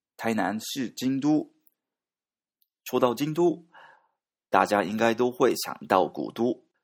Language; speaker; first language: Chinese; non-native, learner; Japanese